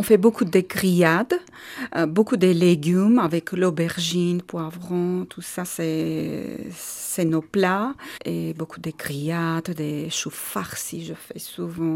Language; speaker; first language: French; non-native, learner; Armenian